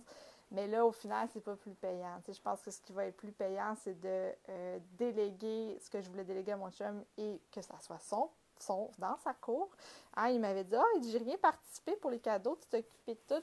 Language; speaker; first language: French; native; French